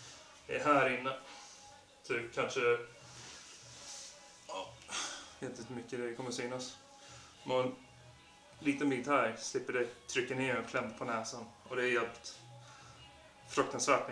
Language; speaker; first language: Swedish; non-native, local second language; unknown